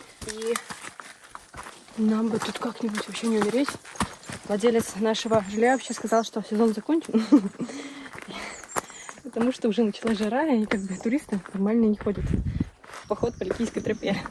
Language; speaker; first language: Russian; native; Russian